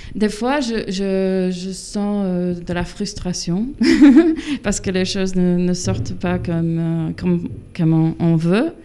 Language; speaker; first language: French; non-native, fluent; English